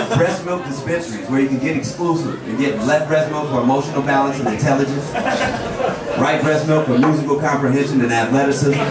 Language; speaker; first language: English; native; English